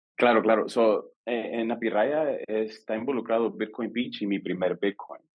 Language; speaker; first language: Spanish; native; Spanish